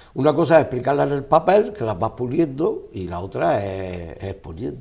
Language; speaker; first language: Spanish; native; Spanish